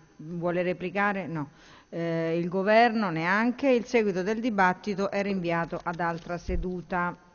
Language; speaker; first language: Italian; native; Italian